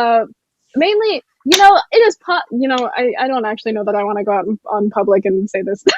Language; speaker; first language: English; native; English